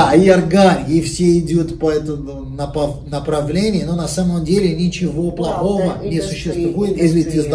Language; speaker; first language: Russian; non-native, learner; Portuguese